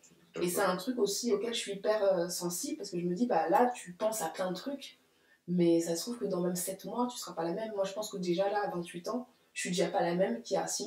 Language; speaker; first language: French; native; French